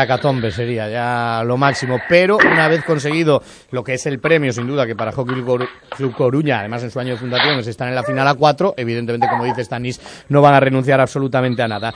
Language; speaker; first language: Spanish; native; Spanish